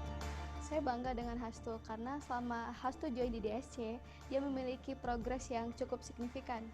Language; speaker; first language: Indonesian; native; Indonesian